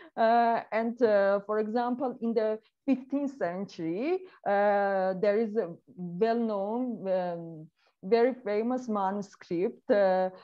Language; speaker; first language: English; non-native, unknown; Armenian